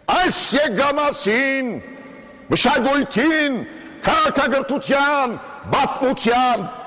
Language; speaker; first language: Armenian; early bilingual, heritage; Armenian